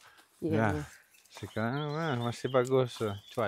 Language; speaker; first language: Indonesian; non-native, learner; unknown